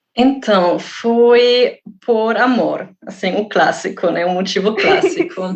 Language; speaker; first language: Portuguese; non-native, fluent; German